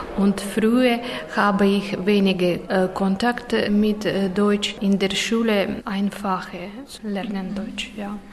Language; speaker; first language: German; non-native, learner; Russian